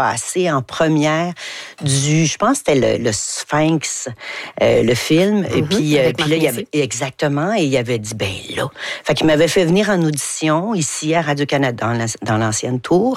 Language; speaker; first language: French; native; French